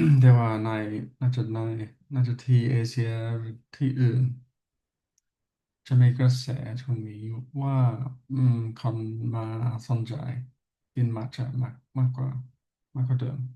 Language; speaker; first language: Thai; non-native, learner; English